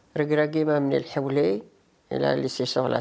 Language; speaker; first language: French; non-native, learner; Arabic